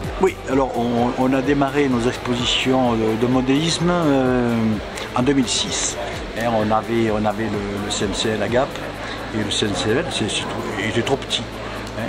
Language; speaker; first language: French; native; French